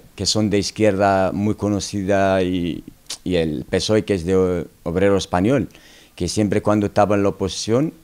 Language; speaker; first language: Spanish; non-native, local second language; Arabic